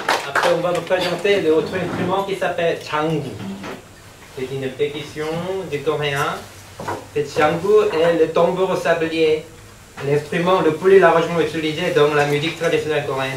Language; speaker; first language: French; non-native, learner; Korean